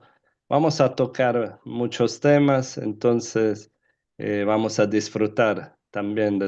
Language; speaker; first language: Spanish; non-native, fluent; Italian